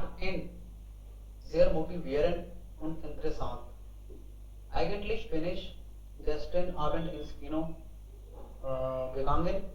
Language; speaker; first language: German; non-native, learner; Hindi